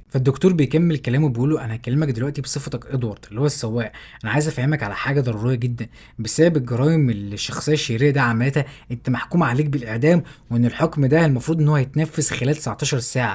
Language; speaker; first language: Arabic; native; Arabic